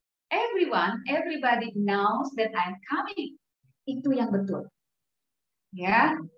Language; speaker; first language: English; non-native, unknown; Indonesian